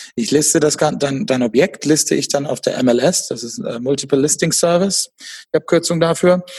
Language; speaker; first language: German; native; German